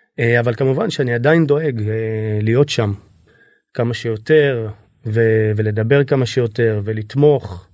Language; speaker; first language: Hebrew; native; Hebrew